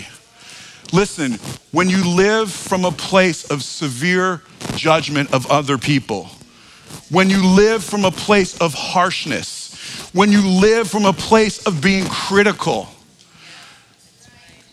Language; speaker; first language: English; native; English